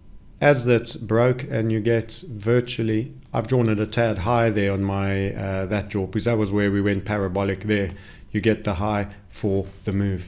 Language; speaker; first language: English; native; English